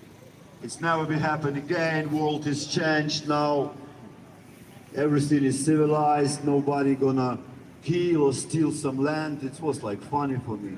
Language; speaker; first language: English; non-native, learner; Ukrainian